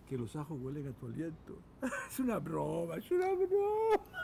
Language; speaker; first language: Spanish; native; Spanish